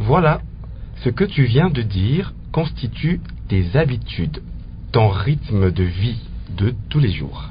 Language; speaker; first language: French; non-native, local second language; Lingala